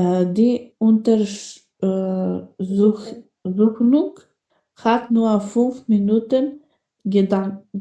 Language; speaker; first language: German; non-native, learner; Macedonian